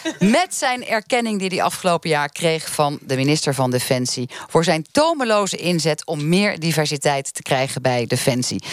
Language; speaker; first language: Dutch; native; Dutch